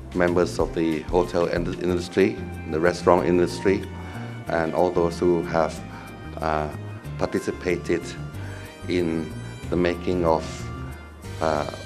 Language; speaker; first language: English; non-native, fluent; Thai